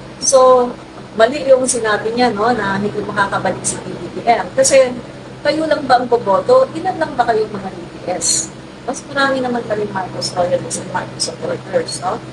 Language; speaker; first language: Filipino; non-native, local second language; Cebuano